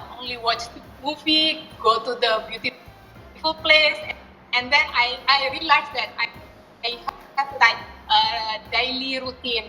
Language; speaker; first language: English; non-native, learner; Indonesian